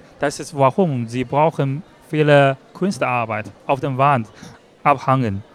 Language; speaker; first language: German; non-native, learner; Chinese